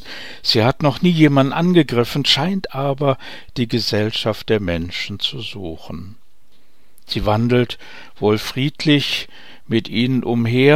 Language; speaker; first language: German; native; German